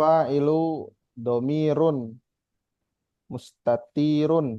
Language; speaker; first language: Arabic; non-native, learner; Indonesian